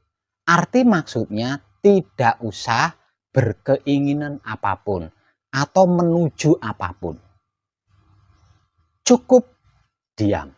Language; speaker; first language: Indonesian; non-native, local second language; Javanese